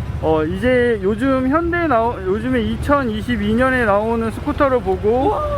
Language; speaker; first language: Korean; native; Korean